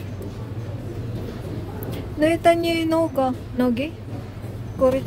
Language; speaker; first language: Russian; non-native, learner; Filipino